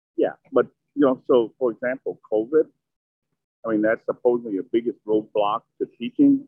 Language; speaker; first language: English; early bilingual, other home language; Vietnamese